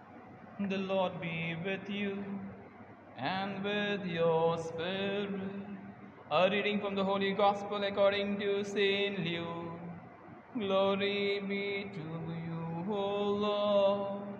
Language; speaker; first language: English; non-native, local second language; Marathi